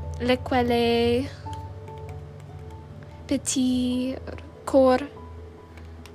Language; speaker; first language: French; non-native, learner; English